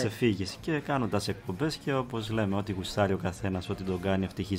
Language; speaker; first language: Greek; native; Greek